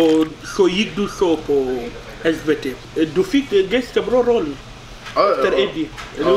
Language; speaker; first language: Swedish; non-native, learner; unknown